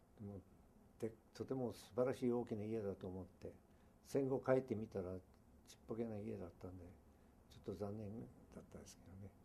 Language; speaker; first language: Japanese; early bilingual, heritage; Japanese